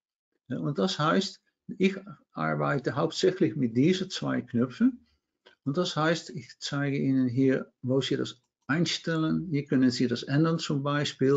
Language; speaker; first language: German; non-native, fluent; Dutch